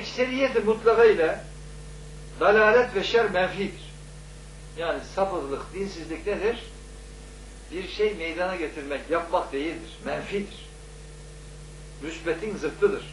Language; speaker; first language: Turkish; native; Turkish